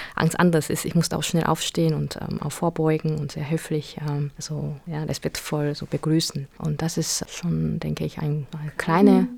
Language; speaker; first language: German; non-native, fluent; Korean